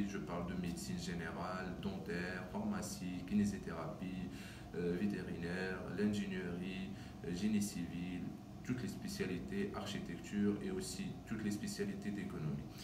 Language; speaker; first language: French; non-native, local second language; Arabic